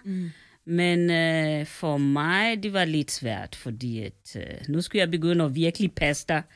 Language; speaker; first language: Danish; non-native, fluent; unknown